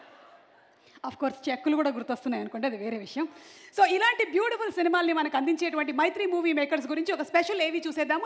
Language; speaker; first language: Telugu; native; Telugu